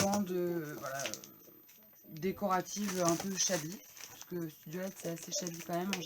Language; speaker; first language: French; native; French